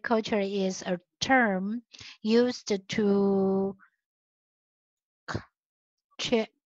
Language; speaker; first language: English; non-native, learner; Chinese